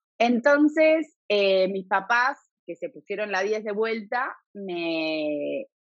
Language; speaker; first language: Spanish; native; Spanish